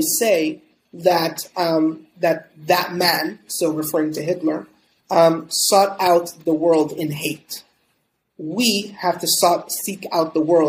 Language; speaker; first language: English; native; English